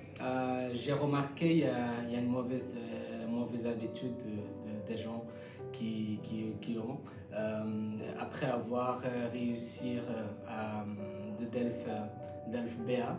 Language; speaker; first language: French; non-native, fluent; Bangla